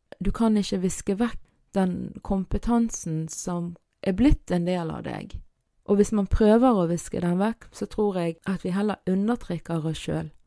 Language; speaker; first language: Norwegian; early bilingual, other home language; Arabic